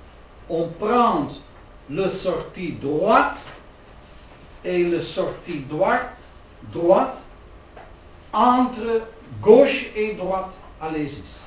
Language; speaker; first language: French; non-native, learner; Dutch